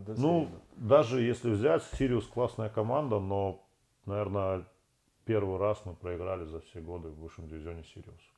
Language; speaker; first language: Russian; native; Russian